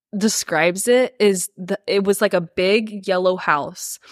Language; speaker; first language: English; early bilingual, other home language; Spanish